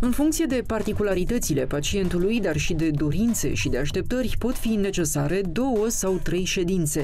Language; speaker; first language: Romanian; native; Romanian